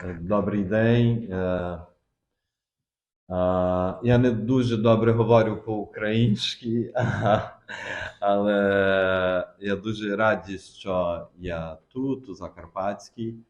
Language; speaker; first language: Ukrainian; early bilingual, heritage; Portuguese